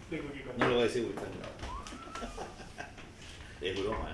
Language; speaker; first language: Spanish; native; Spanish